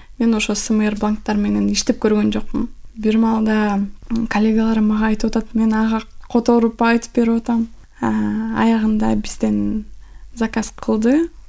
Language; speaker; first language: Kyrgyz; non-native, local second language; Russian